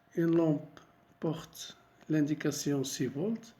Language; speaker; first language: French; non-native, local second language; Arabic